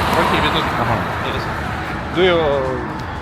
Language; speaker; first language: English; non-native, learner; Russian